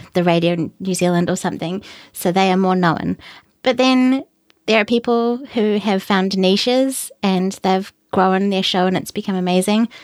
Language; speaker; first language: English; native; English